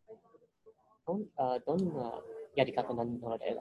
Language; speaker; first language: Japanese; non-native, learner; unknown